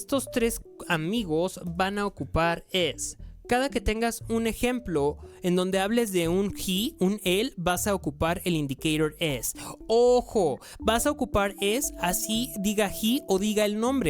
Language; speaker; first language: Spanish; native; Spanish